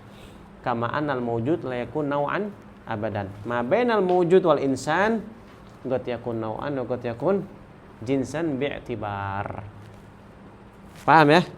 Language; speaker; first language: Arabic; non-native, fluent; Indonesian